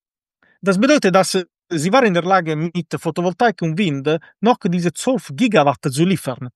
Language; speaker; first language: German; non-native, fluent; Italian